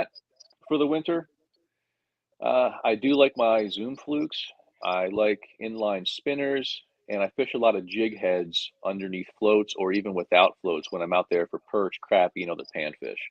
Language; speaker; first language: English; native; English